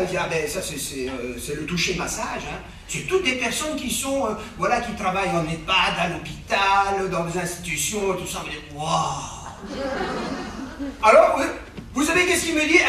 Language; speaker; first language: French; native; French